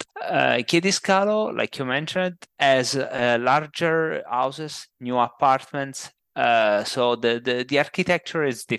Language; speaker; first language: English; non-native, fluent; Italian